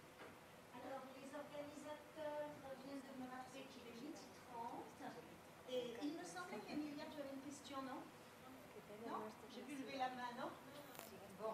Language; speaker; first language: French; non-native, fluent; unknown